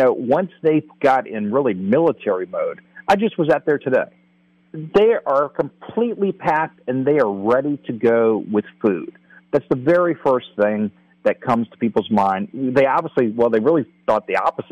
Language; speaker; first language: English; native; English